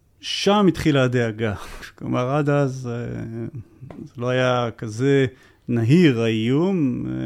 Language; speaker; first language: Hebrew; native; Hebrew